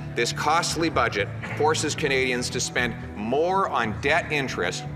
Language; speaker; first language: English; native; English